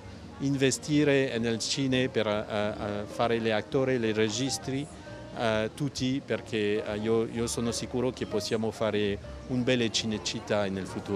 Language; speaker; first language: Italian; non-native, fluent; French